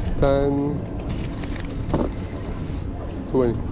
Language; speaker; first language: English; non-native, learner; Turkish